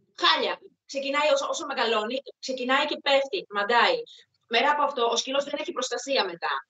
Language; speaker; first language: Greek; non-native, fluent; Czech